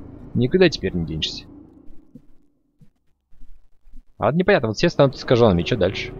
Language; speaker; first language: Russian; native; Russian